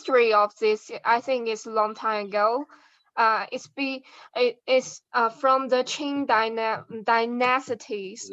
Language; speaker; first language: English; non-native, learner; Chinese